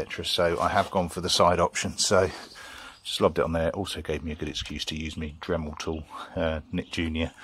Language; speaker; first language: English; native; English